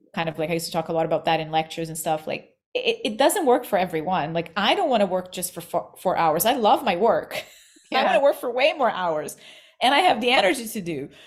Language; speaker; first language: English; non-native, fluent; Portuguese